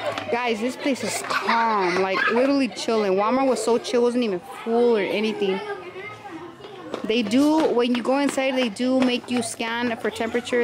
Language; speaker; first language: English; early bilingual, other home language; Spanish